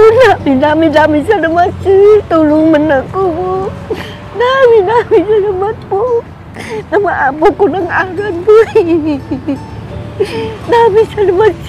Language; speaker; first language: Filipino; non-native, learner; Vietnamese